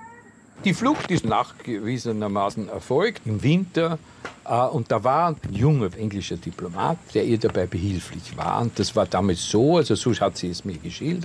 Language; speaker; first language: German; native; German